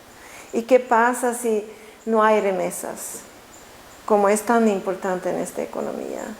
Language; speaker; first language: Spanish; non-native, fluent; Swedish